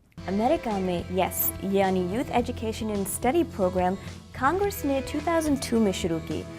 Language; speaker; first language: Urdu; native; Urdu